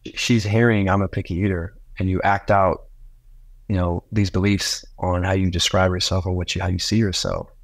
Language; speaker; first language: English; native; English